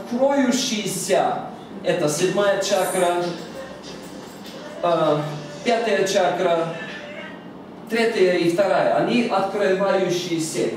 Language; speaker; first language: Russian; non-native, fluent; Bulgarian